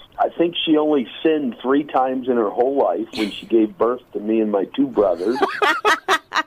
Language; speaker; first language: English; native; English